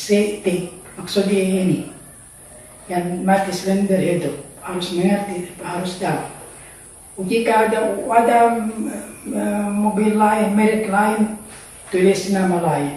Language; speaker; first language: Indonesian; non-native, learner; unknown